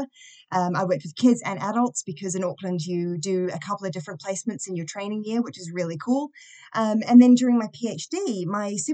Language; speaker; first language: English; native; English